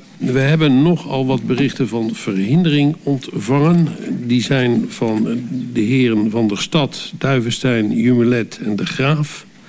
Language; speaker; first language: Dutch; native; Dutch